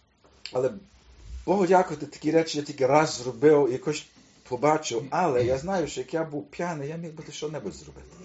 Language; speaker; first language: Ukrainian; early bilingual, heritage; Ukrainian